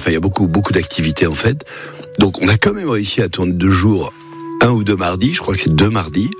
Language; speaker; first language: French; native; French